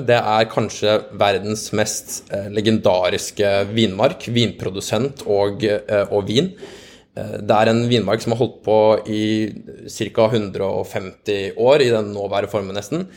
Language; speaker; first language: Norwegian; native; Norwegian